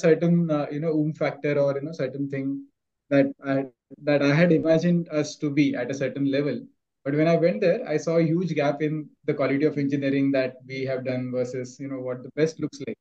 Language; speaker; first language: English; non-native, local second language; Marathi